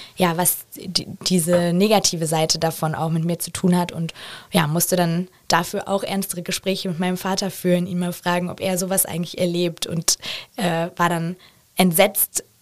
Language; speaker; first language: German; native; German